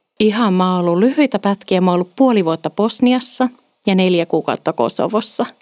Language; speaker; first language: Finnish; native; Finnish